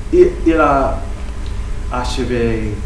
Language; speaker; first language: French; non-native, fluent; English